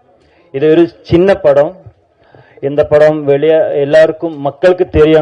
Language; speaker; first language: Tamil; non-native, learner; Malayalam